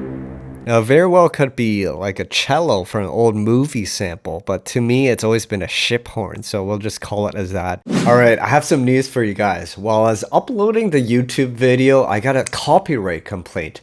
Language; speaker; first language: English; native; English